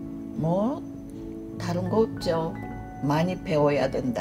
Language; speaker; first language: Korean; early bilingual, heritage; Korean